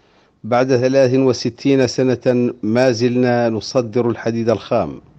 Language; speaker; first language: Arabic; native; Arabic